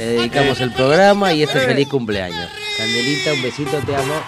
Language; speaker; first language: Spanish; native; Spanish